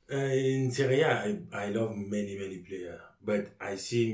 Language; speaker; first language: English; non-native, learner; French